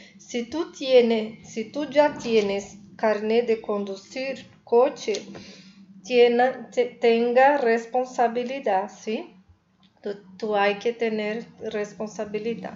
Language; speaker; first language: Spanish; non-native, fluent; Portuguese